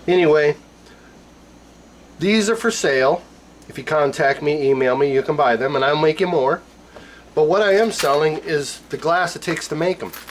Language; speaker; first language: English; native; English